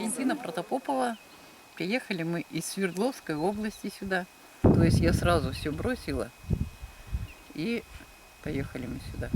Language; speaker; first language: Russian; native; Russian